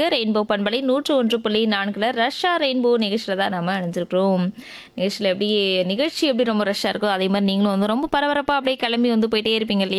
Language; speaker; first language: Tamil; native; Tamil